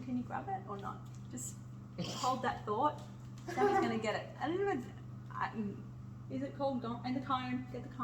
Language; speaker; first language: English; native; English